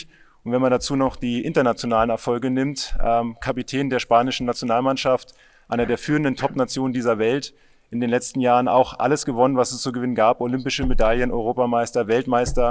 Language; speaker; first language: German; native; German